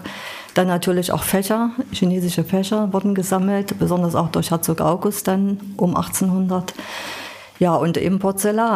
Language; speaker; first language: German; native; German